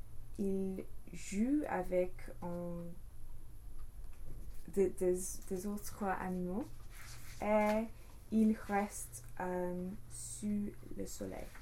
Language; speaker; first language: French; non-native, learner; English